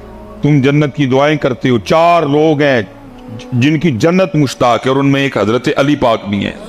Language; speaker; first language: Hindi; non-native, local second language; Punjabi